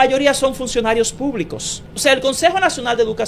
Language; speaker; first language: Spanish; native; Spanish